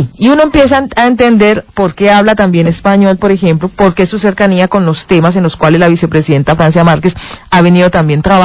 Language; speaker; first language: Spanish; native; Spanish